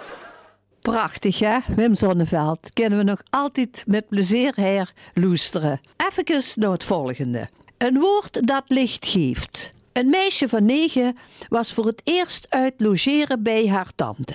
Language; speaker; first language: Dutch; native; Dutch